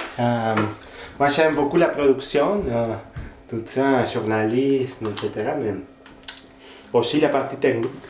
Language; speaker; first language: French; non-native, fluent; Spanish